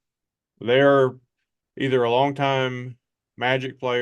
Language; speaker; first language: English; native; English